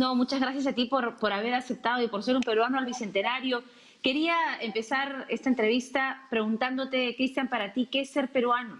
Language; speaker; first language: Spanish; native; Spanish